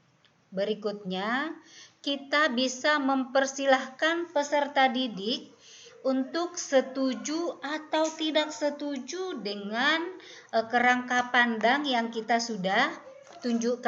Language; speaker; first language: Indonesian; native; Indonesian